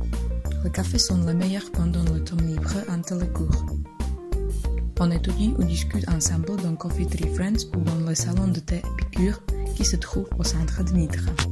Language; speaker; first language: French; non-native, learner; Slovak